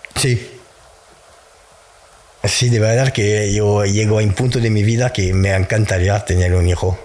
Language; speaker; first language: Spanish; non-native, fluent; French